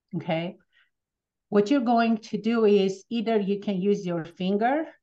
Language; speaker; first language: English; early bilingual, other home language; Armenian